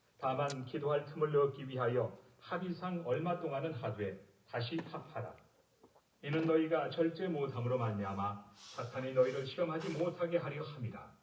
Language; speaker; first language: Korean; native; Korean